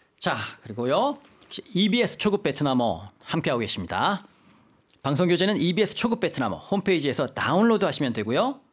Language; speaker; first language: Korean; native; Korean